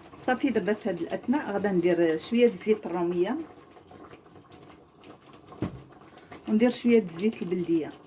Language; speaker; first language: Arabic; native; Arabic